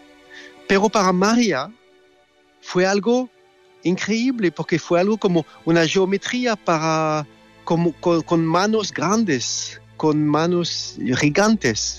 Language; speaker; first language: Spanish; non-native, learner; French